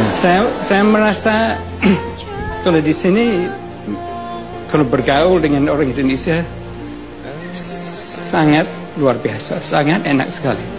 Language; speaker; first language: Indonesian; non-native, fluent; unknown